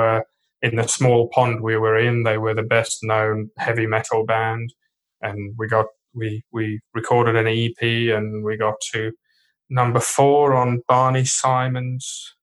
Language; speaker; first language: English; non-native, local second language; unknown